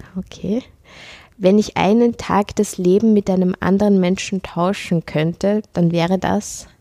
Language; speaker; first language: German; native; German